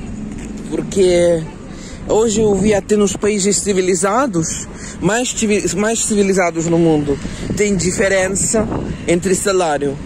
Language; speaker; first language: Portuguese; non-native, learner; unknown